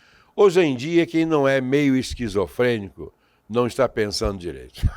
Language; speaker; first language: Portuguese; native; Portuguese